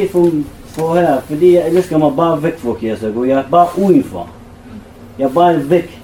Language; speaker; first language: Danish; non-native, learner; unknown